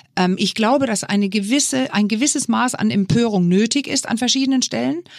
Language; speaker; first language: German; non-native, fluent; Danish